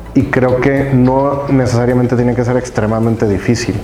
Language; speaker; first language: Spanish; native; Spanish